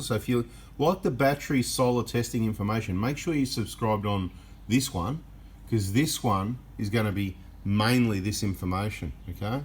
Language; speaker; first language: English; native; English